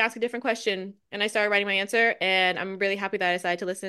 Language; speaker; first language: English; native; English